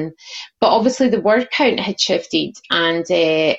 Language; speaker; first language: English; native; English